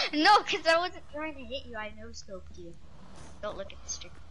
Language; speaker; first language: English; native; English